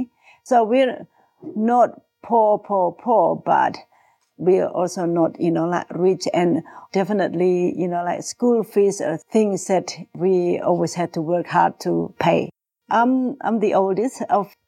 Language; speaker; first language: English; non-native, fluent; Javanese